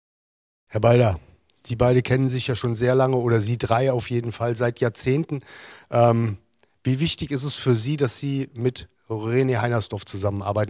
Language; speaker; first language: German; native; German